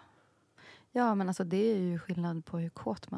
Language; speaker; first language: Swedish; native; Swedish